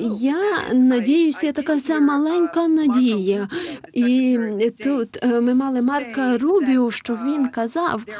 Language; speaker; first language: Ukrainian; non-native, fluent; English